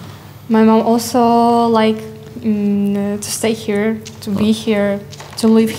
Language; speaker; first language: English; non-native, learner; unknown